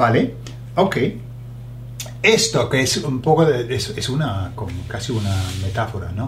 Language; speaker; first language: Spanish; non-native, fluent; English